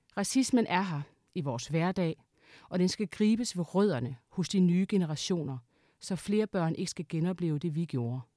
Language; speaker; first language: Danish; native; Danish